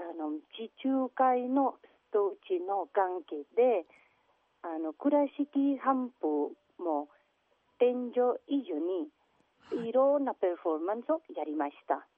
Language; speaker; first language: Japanese; non-native, learner; Catalan